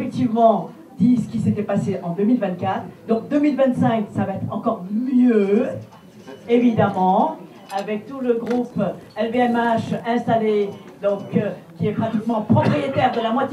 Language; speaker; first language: French; native; French